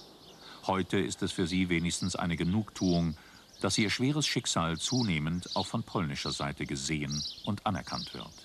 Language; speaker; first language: German; native; German